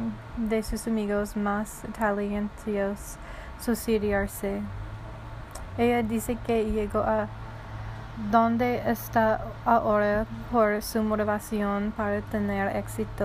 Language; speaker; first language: Spanish; non-native, learner; English